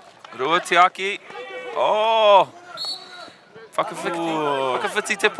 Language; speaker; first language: Māori; non-native, local second language; English